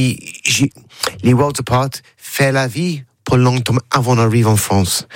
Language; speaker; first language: French; non-native, learner; English